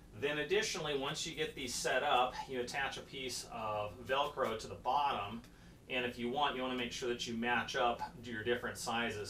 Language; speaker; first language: English; native; English